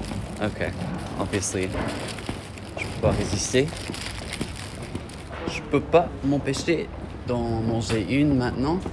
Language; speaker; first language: French; non-native, fluent; English